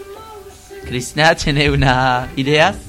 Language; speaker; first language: Spanish; non-native, learner; French